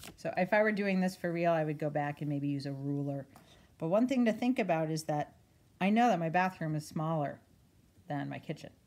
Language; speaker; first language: English; native; English